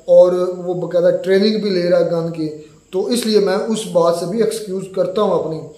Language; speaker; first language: Urdu; native; Urdu